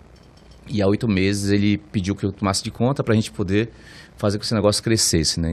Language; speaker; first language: Portuguese; native; Portuguese